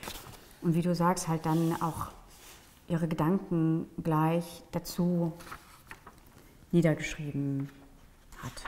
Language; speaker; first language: German; native; German